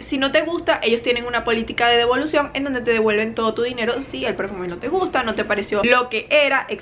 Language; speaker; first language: Spanish; native; Spanish